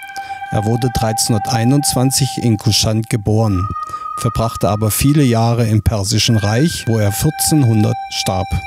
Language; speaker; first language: German; native; German